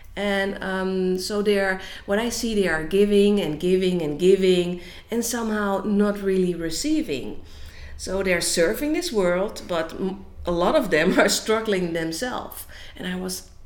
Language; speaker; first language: English; non-native, fluent; Dutch